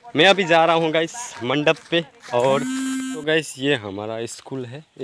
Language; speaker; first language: Hindi; non-native, local second language; Nepali